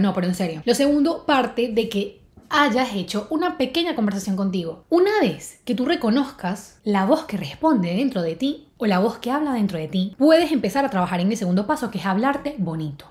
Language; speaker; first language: Spanish; native; Spanish